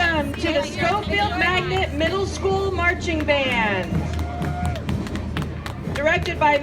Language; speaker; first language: English; native; English